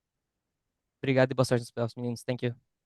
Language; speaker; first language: Portuguese; native; Portuguese